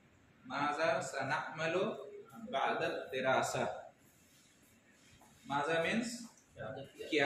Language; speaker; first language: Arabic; non-native, fluent; Urdu